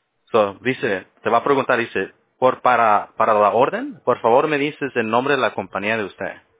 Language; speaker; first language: Spanish; early bilingual, heritage; Spanish